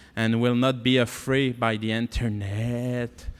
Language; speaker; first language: English; non-native, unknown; French